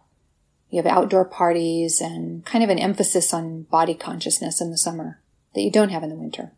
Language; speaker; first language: English; native; English